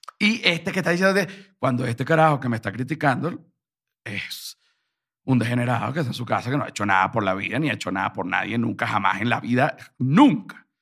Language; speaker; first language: Spanish; native; Spanish